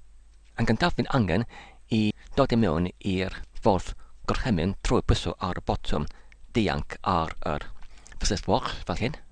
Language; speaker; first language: Welsh; non-native, learner; English